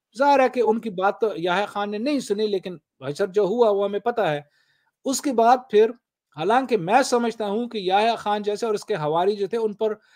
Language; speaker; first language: Urdu; non-native, local second language; Pashto